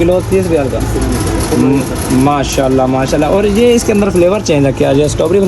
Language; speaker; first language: Hindi; native; Hindi